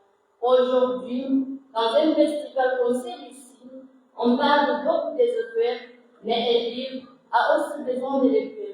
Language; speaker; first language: French; non-native, local second language; Comorian